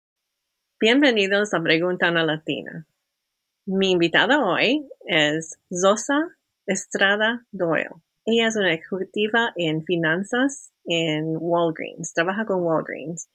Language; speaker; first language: Spanish; early bilingual, heritage; Spanish